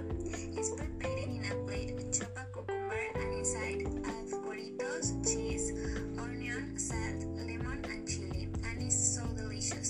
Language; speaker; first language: English; non-native, learner; Spanish